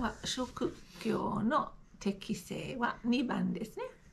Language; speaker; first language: Japanese; non-native, fluent; English